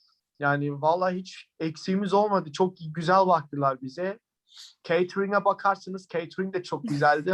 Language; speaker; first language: Turkish; early bilingual, heritage; Turkish